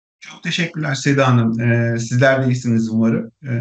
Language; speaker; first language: Turkish; native; Turkish